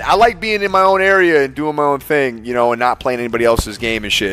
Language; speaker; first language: English; native; English